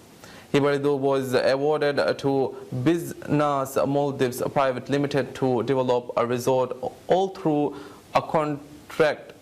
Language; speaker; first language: English; non-native, local second language; Divehi